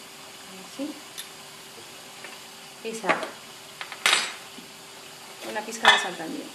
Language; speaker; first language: Spanish; non-native, fluent; Arabic